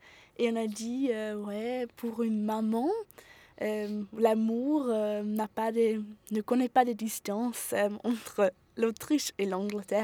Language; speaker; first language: French; non-native, fluent; German